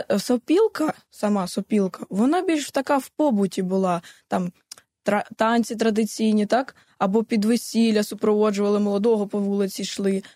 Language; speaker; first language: Ukrainian; native; Ukrainian